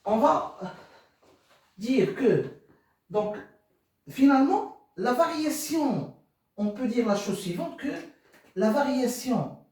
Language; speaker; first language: French; non-native, local second language; Arabic